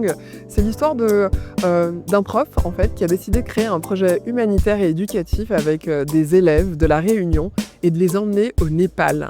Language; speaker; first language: French; native; French